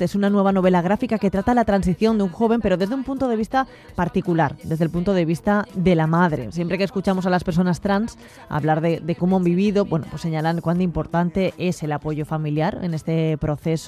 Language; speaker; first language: Spanish; native; Spanish